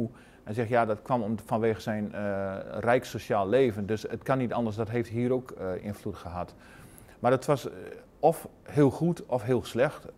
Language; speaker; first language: Dutch; native; Dutch